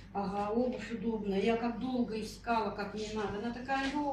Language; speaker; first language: Russian; native; Russian